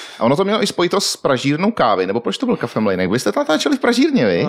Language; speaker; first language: Czech; native; Czech